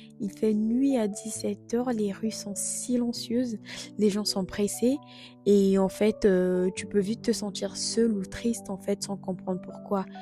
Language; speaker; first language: French; non-native, local second language; Lingala